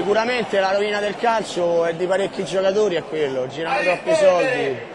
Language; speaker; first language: Italian; native; Italian